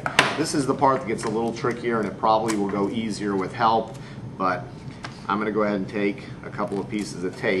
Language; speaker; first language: English; native; English